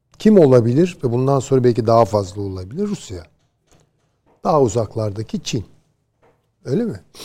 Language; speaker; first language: Turkish; native; Turkish